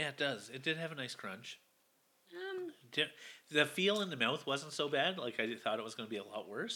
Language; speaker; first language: English; native; English